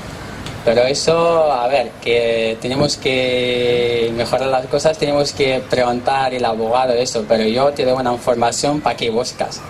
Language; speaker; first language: Spanish; non-native, learner; Arabic